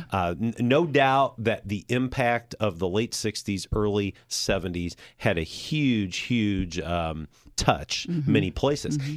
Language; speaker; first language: English; native; English